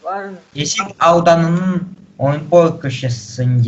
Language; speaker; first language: Kazakh; non-native, local second language; Russian